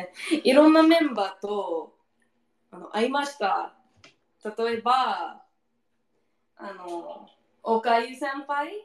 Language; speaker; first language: Japanese; non-native, learner; English